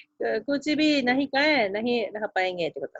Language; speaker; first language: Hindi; non-native, fluent; Japanese